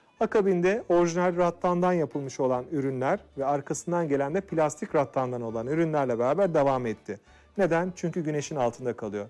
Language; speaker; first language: Turkish; native; Turkish